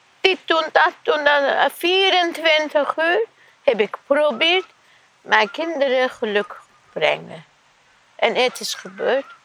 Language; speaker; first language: Dutch; non-native, learner; Persian